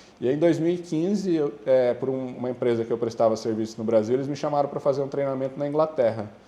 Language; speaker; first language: Portuguese; native; Portuguese